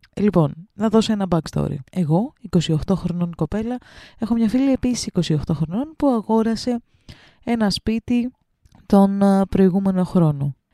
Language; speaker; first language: Greek; native; Greek